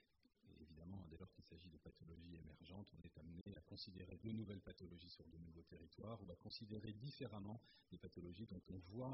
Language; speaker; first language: French; native; French